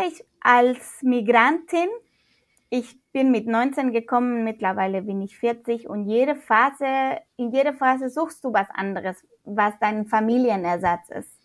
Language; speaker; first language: German; non-native, fluent; Spanish